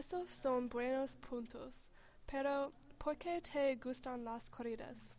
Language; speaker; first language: Spanish; non-native, learner; English